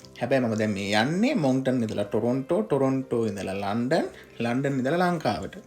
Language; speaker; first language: Sinhala; native; Sinhala